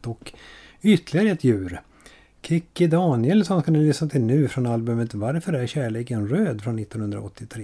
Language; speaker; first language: Swedish; native; Swedish